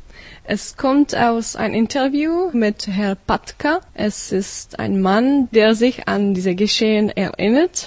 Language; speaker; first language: German; non-native, learner; Czech